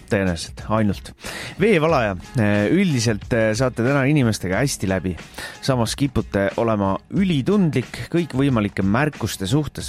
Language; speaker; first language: Estonian; native; Estonian